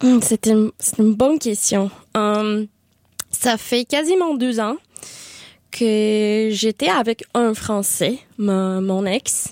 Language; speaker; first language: French; non-native, local second language; English